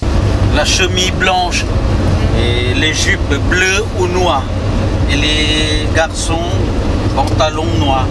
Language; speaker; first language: French; non-native, learner; Lao